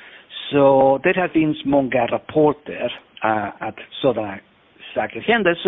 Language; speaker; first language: Swedish; non-native, fluent; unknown